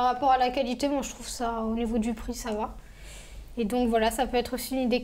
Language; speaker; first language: French; native; French